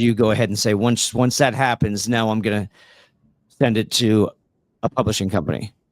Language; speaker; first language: English; native; English